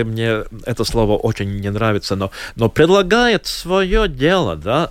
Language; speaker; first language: Russian; non-native, local second language; Latvian